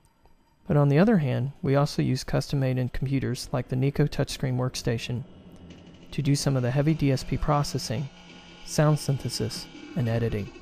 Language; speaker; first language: English; native; English